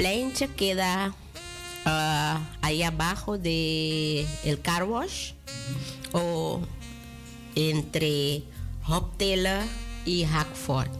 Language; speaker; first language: Spanish; non-native, local second language; Dutch